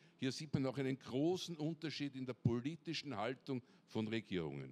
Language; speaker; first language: German; native; German